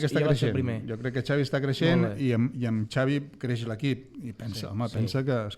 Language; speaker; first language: Catalan; native; Catalan